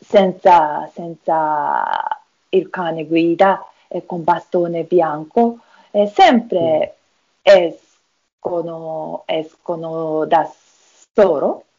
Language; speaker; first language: Italian; non-native, learner; Japanese